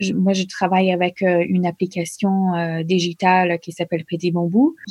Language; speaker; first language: French; non-native, fluent; English